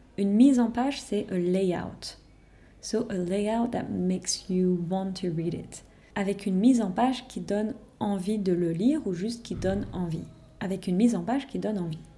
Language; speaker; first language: French; native; French